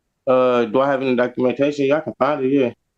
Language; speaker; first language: English; native; English